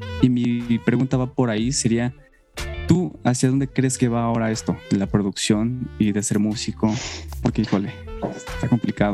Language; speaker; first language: Spanish; native; Spanish